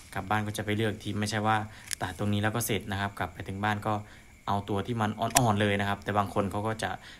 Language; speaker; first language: Thai; native; Thai